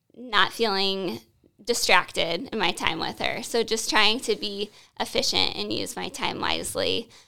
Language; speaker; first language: English; native; English